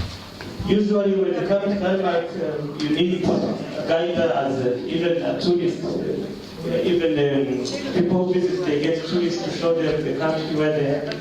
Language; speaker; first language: English; non-native, fluent; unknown